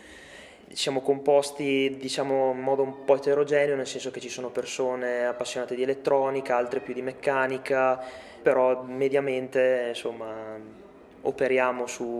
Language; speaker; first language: Italian; native; Italian